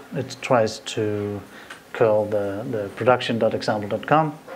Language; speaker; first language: English; non-native, fluent; Danish